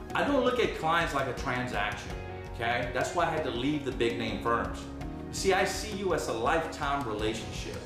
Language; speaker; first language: English; native; English